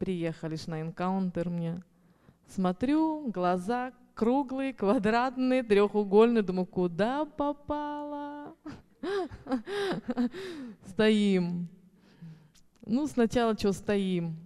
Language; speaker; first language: Russian; native; Russian